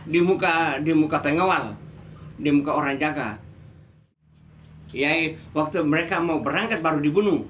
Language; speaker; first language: Indonesian; non-native, local second language; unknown